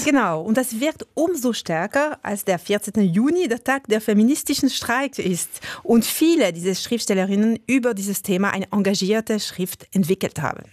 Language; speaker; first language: German; non-native, local second language; French